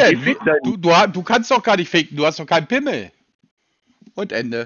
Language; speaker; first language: German; native; German